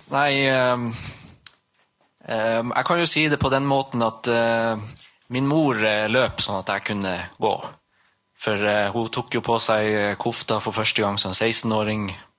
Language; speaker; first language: Norwegian; native; Norwegian